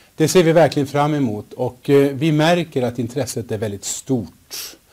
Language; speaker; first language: Swedish; native; Swedish